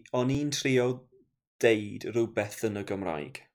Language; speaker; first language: Welsh; non-native, learner; English